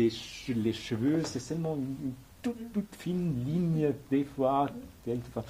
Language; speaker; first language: French; non-native, local second language; German